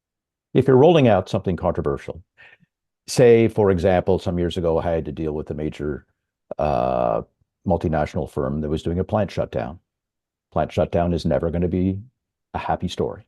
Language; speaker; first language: English; native; English